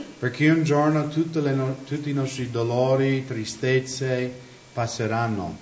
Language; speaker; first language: Italian; non-native, fluent; English